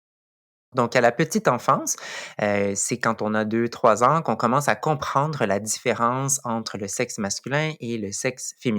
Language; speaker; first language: French; native; French